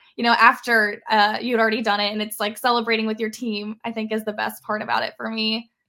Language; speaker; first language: English; native; English